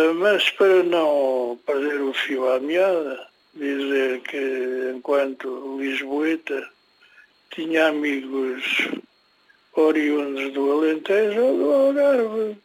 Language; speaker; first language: Portuguese; native; Portuguese